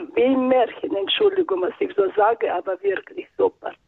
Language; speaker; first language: German; non-native, fluent; Russian